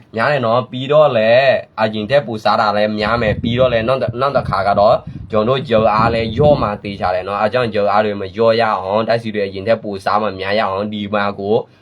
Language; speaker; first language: Burmese; non-native, local second language; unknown